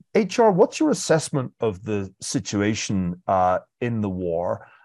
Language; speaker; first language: English; native; English